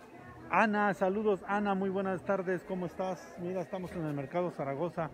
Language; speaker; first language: Spanish; native; Spanish